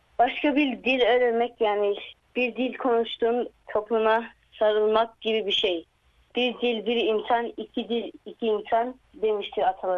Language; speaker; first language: Turkish; early bilingual, heritage; Turkish